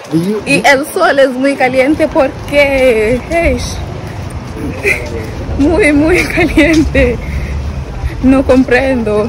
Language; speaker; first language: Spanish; non-native, learner; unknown